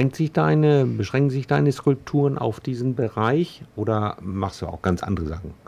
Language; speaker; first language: German; native; German